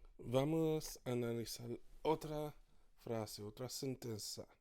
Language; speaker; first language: Portuguese; non-native, fluent; English